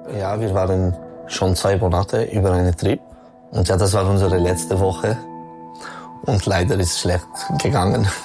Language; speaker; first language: German; non-native, local second language; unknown